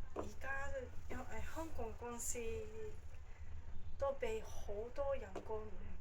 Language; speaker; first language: Cantonese; non-native, fluent; Japanese